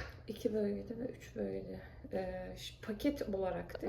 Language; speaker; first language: Turkish; native; Turkish